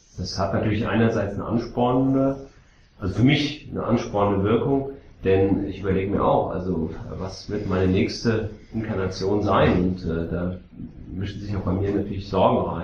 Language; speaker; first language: German; native; German